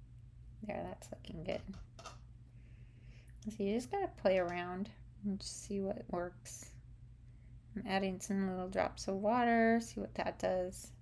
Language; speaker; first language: English; native; English